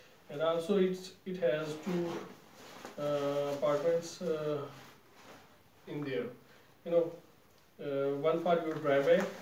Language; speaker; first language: English; non-native, local second language; Urdu